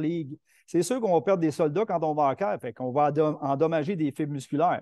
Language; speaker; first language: French; native; French